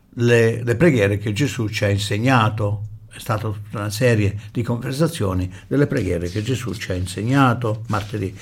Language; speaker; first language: Italian; early bilingual, heritage; Italian